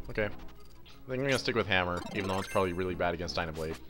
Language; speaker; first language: English; native; English